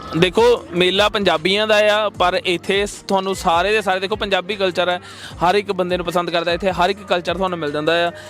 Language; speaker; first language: Punjabi; native; Punjabi